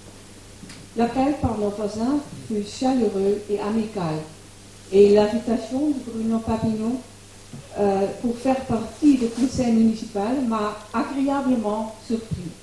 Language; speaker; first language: French; non-native, fluent; Dutch